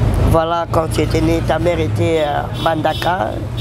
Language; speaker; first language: French; non-native, local second language; Lingala